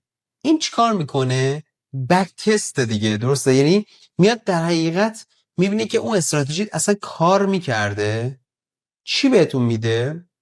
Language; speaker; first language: Persian; native; Persian